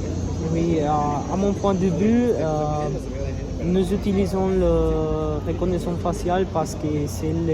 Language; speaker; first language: French; non-native, learner; Spanish